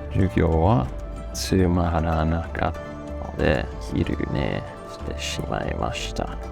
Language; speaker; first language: Japanese; non-native, fluent; English